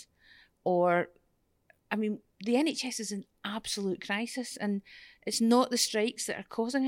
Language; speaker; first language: English; native; English